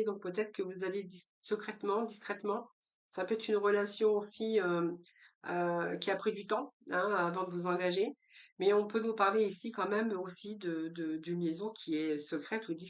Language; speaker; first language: French; native; French